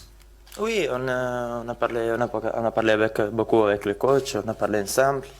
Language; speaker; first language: French; non-native, learner; Italian